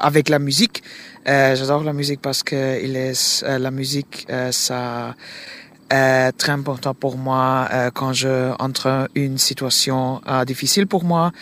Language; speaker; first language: French; non-native, learner; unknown